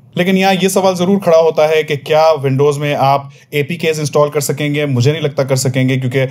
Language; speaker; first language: Urdu; native; Urdu